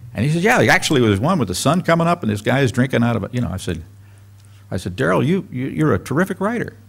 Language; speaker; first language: English; native; English